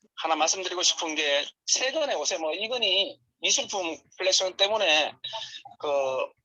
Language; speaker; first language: Korean; native; Korean